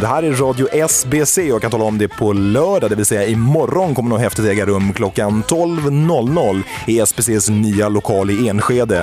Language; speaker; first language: Swedish; native; Swedish